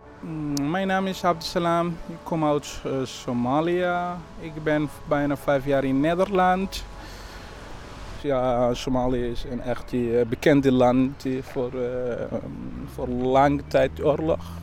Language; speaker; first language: Dutch; non-native, learner; Somali